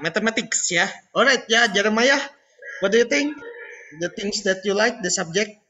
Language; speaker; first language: English; non-native, learner; Indonesian